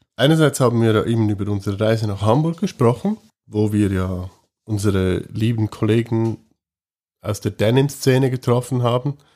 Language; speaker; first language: German; native; German